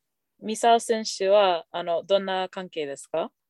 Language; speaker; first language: Japanese; non-native, fluent; English